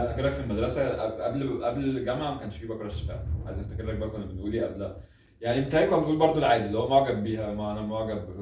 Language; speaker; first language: Arabic; native; Arabic